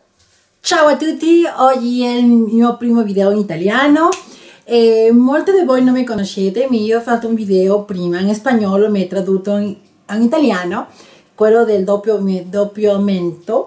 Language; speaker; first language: Italian; non-native, learner; Spanish